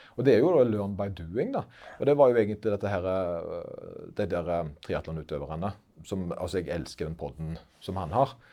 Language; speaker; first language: Norwegian; native; Norwegian